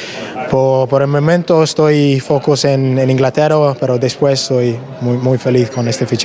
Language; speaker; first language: Spanish; non-native, learner; English